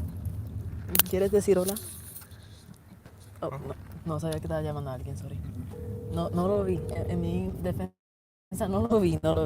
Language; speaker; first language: Spanish; early bilingual, heritage; English